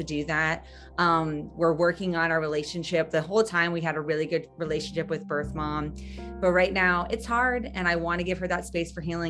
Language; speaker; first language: English; native; English